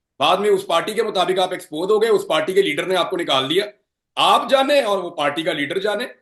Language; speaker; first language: Urdu; non-native, local second language; Punjabi